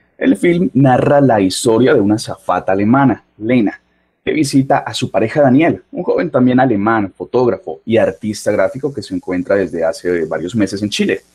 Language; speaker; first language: Spanish; native; Spanish